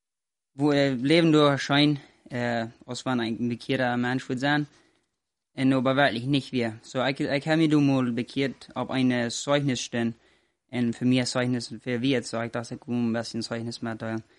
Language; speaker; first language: German; non-native, learner; Plautdietsch